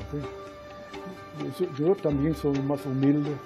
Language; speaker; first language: Spanish; non-native, fluent; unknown